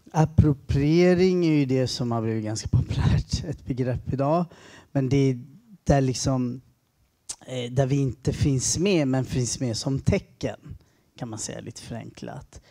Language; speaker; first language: Swedish; early bilingual, other home language; Tigrinya